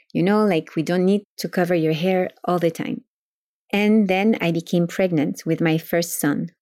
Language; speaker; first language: English; non-native, fluent; French